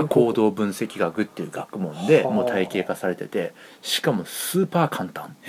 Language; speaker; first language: Japanese; native; Japanese